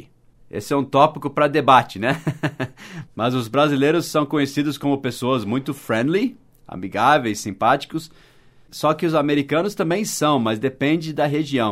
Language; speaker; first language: Portuguese; non-native, fluent; English